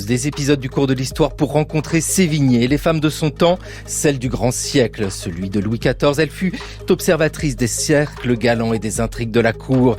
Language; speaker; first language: French; native; French